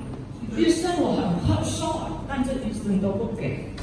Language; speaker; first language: Chinese; early bilingual, heritage; Chinese